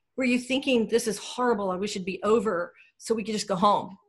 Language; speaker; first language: English; native; English